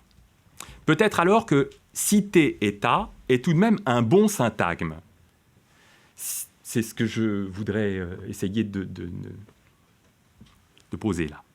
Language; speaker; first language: French; native; French